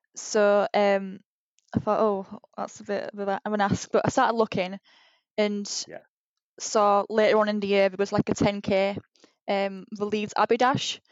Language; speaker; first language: English; native; English